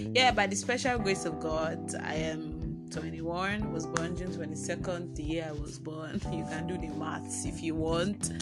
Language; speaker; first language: English; non-native, local second language; Yoruba